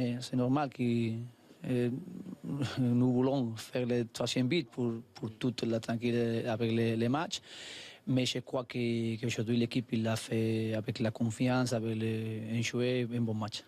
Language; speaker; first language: French; non-native, learner; Spanish